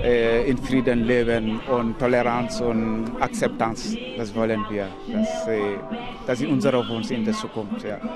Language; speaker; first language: German; non-native, learner; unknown